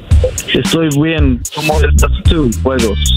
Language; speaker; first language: Spanish; non-native, learner; English